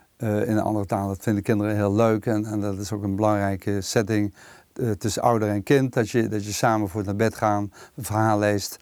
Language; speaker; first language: Dutch; native; Dutch